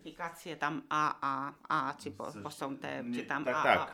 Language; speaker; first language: Polish; non-native, fluent; Finnish